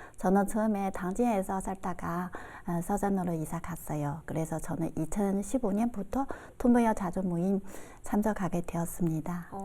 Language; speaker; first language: Korean; non-native, fluent; Chinese